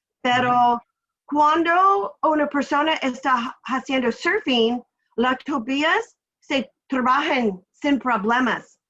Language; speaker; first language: Spanish; non-native, learner; English